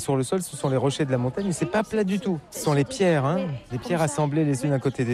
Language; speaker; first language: French; native; French